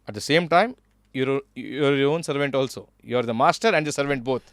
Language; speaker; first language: English; non-native, local second language; Kannada